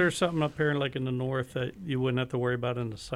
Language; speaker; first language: English; native; English